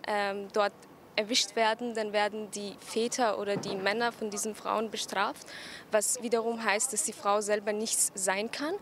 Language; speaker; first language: German; early bilingual, other home language; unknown